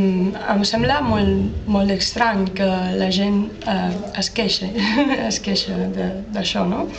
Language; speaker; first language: Catalan; non-native, learner; Italian